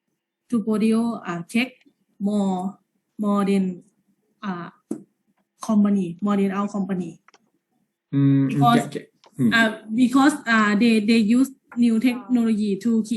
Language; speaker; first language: English; non-native, learner; Lao